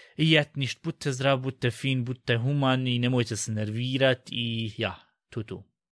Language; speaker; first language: Bosnian; early bilingual, heritage; Bosnian